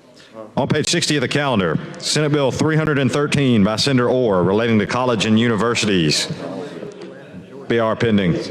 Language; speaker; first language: English; native; English